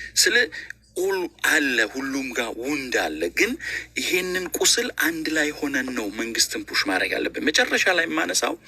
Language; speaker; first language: Amharic; non-native, local second language; Oromo